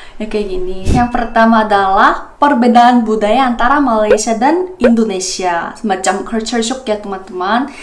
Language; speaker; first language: Indonesian; non-native, fluent; Korean